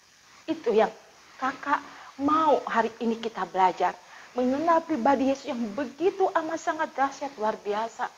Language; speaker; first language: Indonesian; native; Indonesian